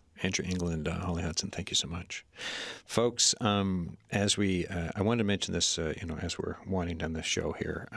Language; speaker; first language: English; native; English